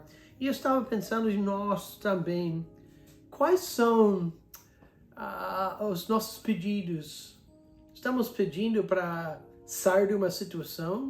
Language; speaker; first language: Portuguese; non-native, fluent; English